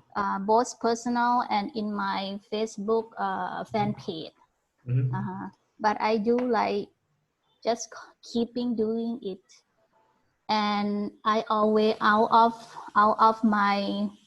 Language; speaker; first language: English; non-native, learner; Thai